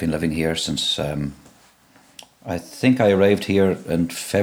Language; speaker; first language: English; native; English